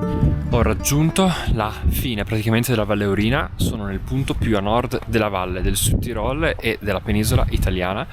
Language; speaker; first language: Italian; native; Italian